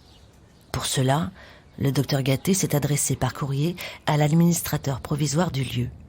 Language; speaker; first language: French; native; French